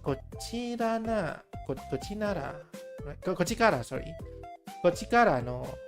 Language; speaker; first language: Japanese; non-native, learner; English